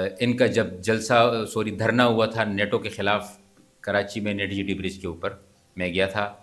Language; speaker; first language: Urdu; non-native, local second language; Pashto